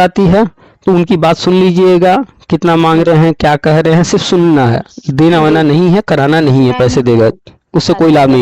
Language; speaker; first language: Hindi; native; Hindi